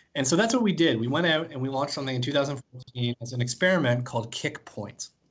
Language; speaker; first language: English; native; English